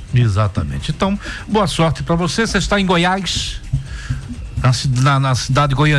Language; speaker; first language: Portuguese; native; Portuguese